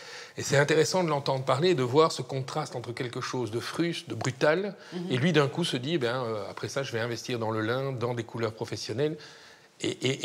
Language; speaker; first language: French; native; French